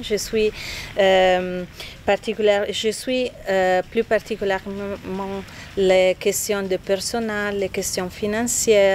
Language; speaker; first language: French; non-native, fluent; Italian